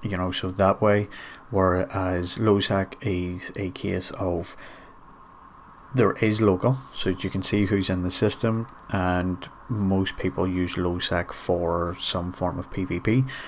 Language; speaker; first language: English; native; English